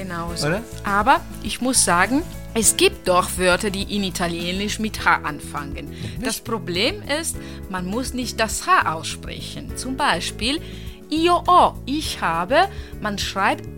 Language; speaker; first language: German; non-native, fluent; Italian